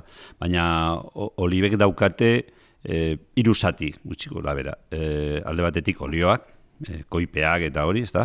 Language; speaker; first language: Basque; non-native, local second language; Spanish